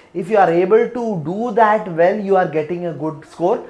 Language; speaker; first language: English; non-native, local second language; Malayalam